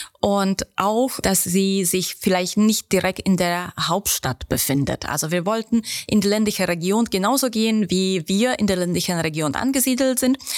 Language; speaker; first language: German; native; German